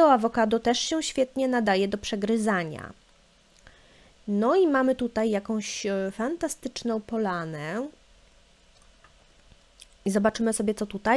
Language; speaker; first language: Polish; native; Polish